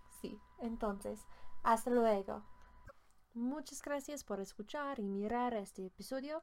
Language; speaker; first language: Spanish; non-native, learner; English